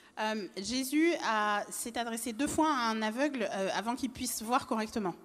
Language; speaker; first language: French; native; French